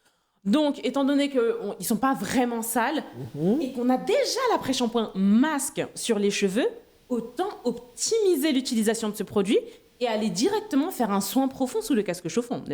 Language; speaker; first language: French; non-native, local second language; Haitian Creole